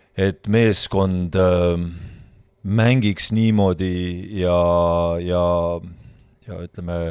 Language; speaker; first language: Estonian; native; Estonian